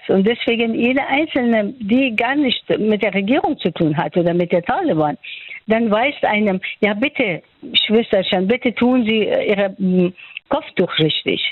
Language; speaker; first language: German; non-native, fluent; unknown